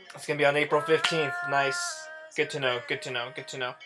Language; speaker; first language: English; native; English